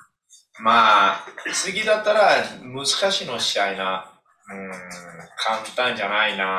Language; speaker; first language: Japanese; non-native, learner; Portuguese